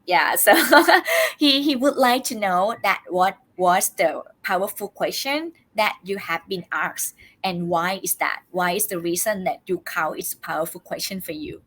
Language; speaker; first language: English; non-native, fluent; Thai